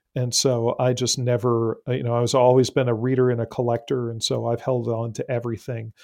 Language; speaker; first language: English; native; English